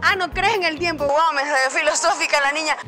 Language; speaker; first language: Spanish; native; Spanish